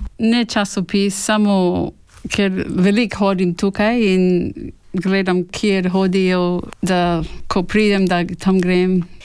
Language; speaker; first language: Slovenian; early bilingual, heritage; Slovenian